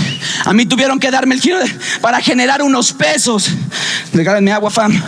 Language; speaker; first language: Spanish; native; Spanish